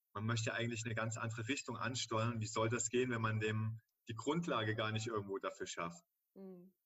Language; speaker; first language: German; native; German